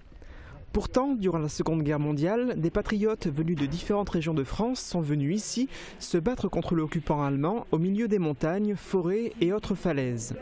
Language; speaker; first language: French; native; French